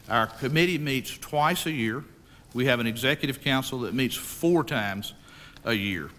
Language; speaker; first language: English; native; English